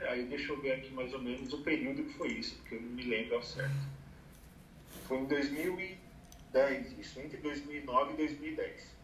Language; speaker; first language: Portuguese; native; Portuguese